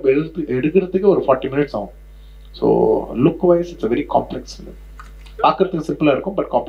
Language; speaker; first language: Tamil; non-native, local second language; Telugu